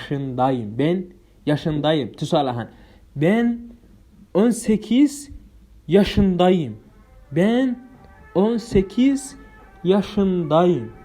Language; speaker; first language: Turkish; non-native, fluent; Somali